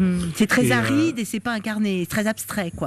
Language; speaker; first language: French; native; French